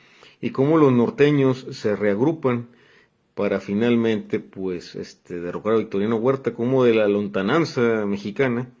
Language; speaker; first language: Spanish; native; Spanish